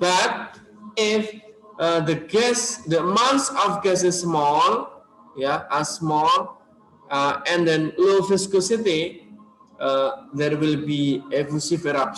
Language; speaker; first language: English; non-native, learner; Indonesian